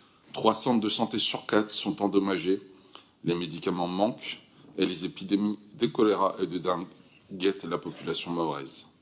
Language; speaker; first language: French; native; French